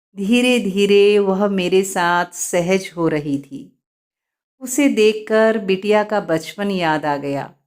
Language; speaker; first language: Hindi; native; Hindi